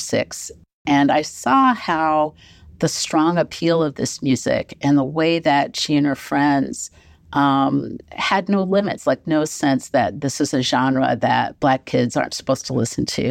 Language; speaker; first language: English; native; English